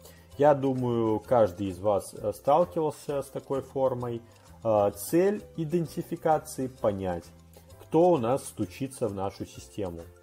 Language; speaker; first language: Russian; native; Russian